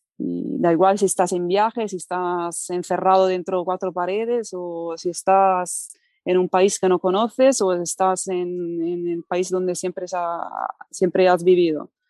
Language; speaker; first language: Spanish; non-native, fluent; Italian